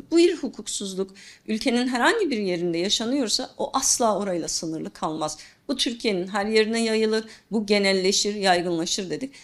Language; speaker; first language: Turkish; non-native, local second language; Kurdish